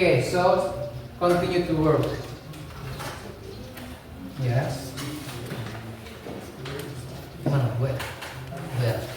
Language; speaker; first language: English; non-native, learner; Indonesian